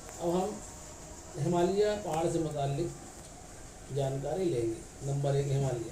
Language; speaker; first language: Urdu; native; Urdu